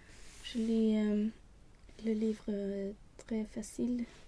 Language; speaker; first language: French; non-native, learner; Swedish